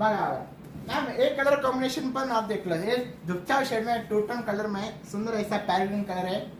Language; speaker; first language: Hindi; non-native, local second language; Marathi